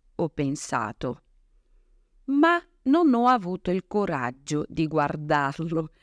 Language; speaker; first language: Italian; non-native, fluent; Portuguese